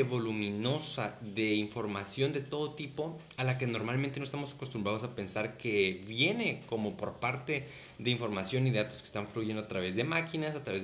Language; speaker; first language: Spanish; native; Spanish